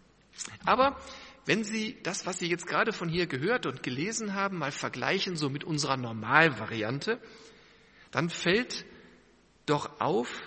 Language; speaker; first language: German; native; German